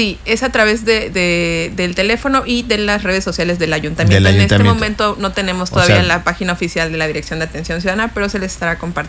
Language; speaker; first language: Spanish; native; Spanish